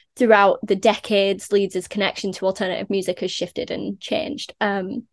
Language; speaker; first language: English; native; English